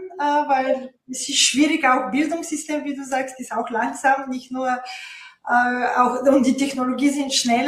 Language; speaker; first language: German; non-native, fluent; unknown